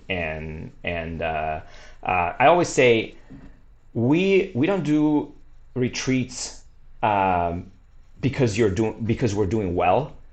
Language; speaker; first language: English; non-native, fluent; Italian